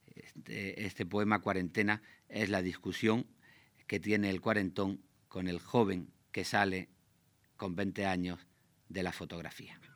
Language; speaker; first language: Spanish; native; Spanish